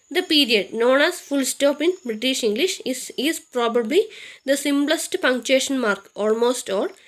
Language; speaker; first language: English; non-native, local second language; Malayalam